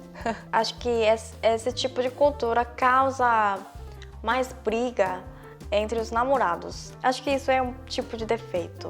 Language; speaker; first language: Portuguese; non-native, fluent; Korean